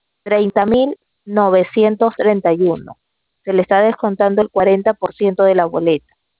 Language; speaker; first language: Spanish; native; Spanish